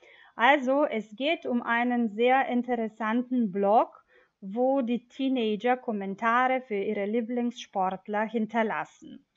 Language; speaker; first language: German; non-native, fluent; Macedonian